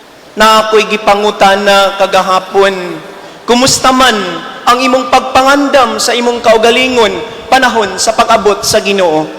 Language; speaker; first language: Cebuano; native; Cebuano